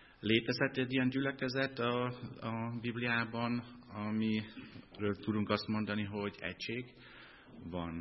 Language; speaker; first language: Hungarian; non-native, fluent; German